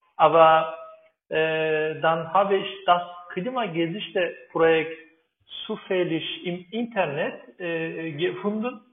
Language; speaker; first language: German; non-native, learner; Turkish